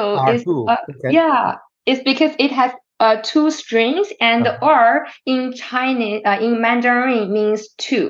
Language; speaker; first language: English; non-native, fluent; Chinese